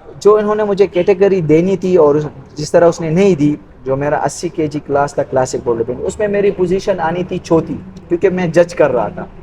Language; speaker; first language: Urdu; non-native, local second language; Pashto